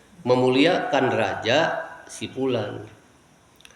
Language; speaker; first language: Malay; non-native, local second language; Sundanese